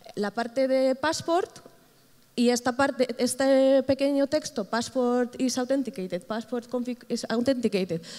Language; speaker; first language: Spanish; non-native, fluent; Polish